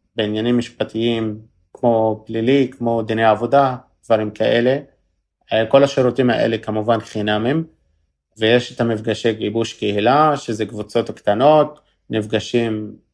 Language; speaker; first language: Hebrew; non-native, local second language; Arabic